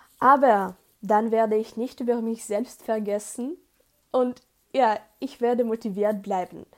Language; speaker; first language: German; non-native, learner; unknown